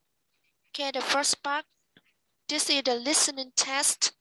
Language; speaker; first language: English; non-native, fluent; Vietnamese